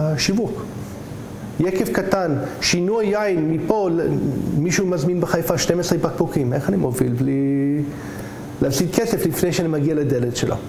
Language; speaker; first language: Hebrew; non-native, fluent; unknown